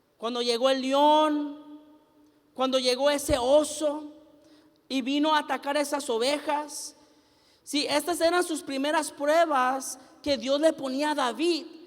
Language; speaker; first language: Spanish; early bilingual, heritage; Spanish